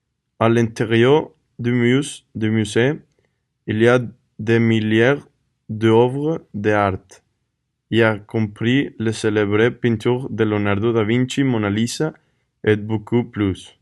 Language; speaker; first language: French; non-native, learner; Spanish